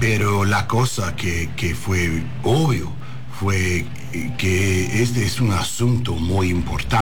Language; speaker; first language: Spanish; non-native, learner; English